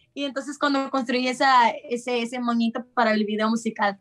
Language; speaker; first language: Spanish; early bilingual, heritage; Spanish